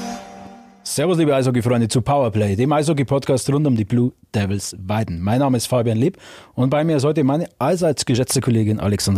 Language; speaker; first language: German; native; German